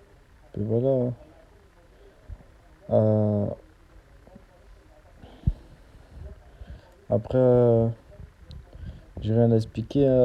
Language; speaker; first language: French; native; French